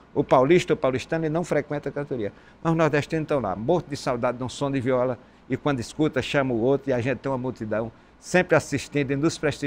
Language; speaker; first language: Portuguese; native; Portuguese